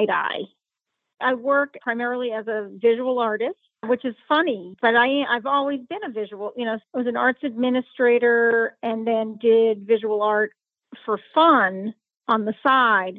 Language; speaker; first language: English; native; English